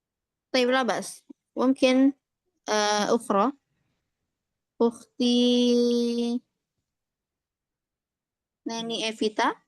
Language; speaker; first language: Arabic; non-native, fluent; Indonesian